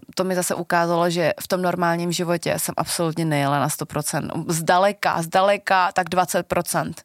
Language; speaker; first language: Czech; early bilingual, other home language; Vietnamese